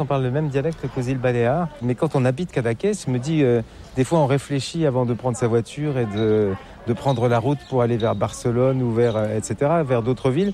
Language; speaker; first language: French; native; French